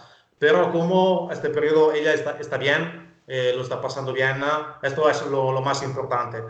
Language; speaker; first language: Spanish; non-native, fluent; Italian